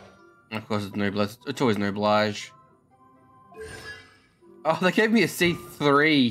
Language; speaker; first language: English; native; English